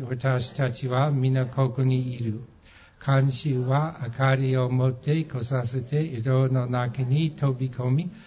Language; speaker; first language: Japanese; non-native, fluent; English